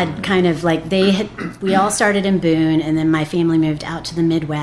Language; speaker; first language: English; native; English